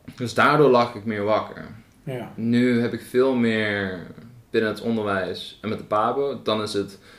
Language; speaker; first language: Dutch; early bilingual, other home language; Afrikaans